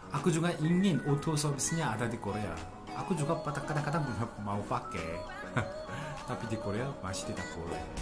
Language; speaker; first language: Indonesian; non-native, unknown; Korean